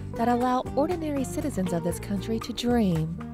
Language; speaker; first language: English; native; English